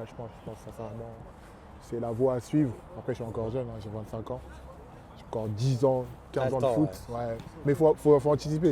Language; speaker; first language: French; native; French